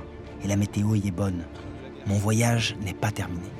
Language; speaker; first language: French; native; French